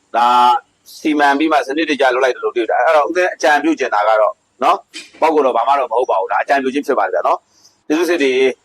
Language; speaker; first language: Burmese; native; Burmese